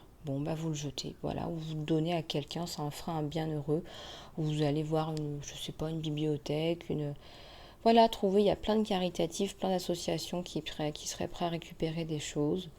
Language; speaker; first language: French; native; French